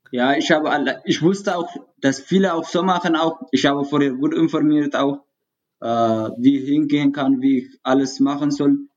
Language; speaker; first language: German; non-native, learner; Tigrinya